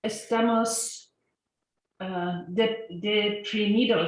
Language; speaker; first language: Spanish; non-native, learner; English